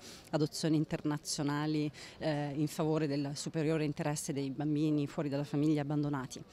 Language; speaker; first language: Italian; native; Italian